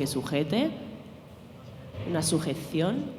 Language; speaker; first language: Spanish; native; Spanish